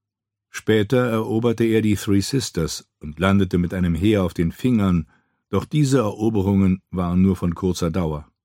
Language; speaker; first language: German; native; German